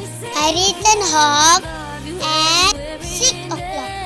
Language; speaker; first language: English; non-native, learner; Malay